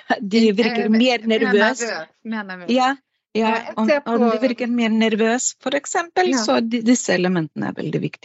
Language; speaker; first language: Norwegian; non-native, fluent; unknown